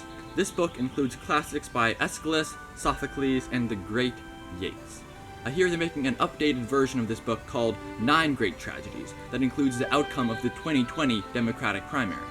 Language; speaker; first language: English; native; English